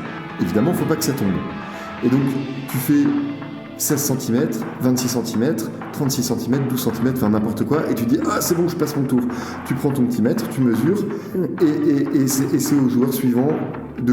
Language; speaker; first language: French; native; French